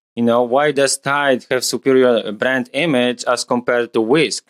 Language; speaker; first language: English; non-native, fluent; Polish